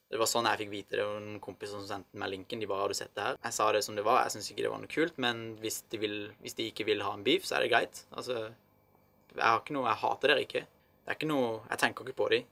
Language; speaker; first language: Norwegian; early bilingual, other home language; Arabic